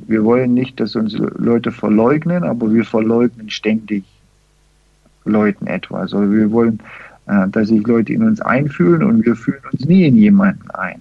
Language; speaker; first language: German; non-native, fluent; English